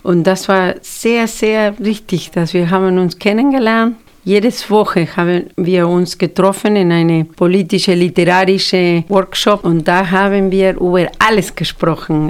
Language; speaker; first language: German; non-native, fluent; Spanish